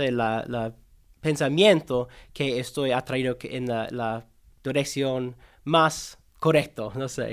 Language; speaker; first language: Spanish; non-native, learner; English